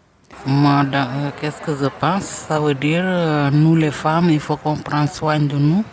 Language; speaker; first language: French; non-native, learner; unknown